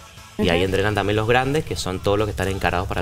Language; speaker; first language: Spanish; native; Spanish